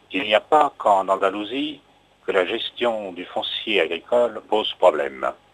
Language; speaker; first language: French; native; French